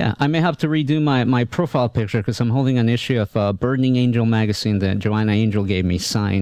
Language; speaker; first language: English; native; English